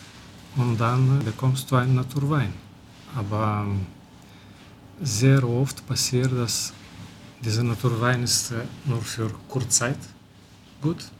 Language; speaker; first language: German; non-native, local second language; Romanian